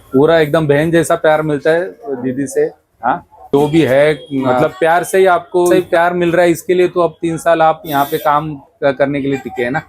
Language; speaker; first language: Hindi; non-native, local second language; Marathi